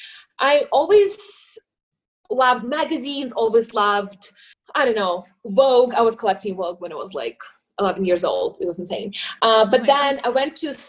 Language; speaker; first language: English; non-native, fluent; Ukrainian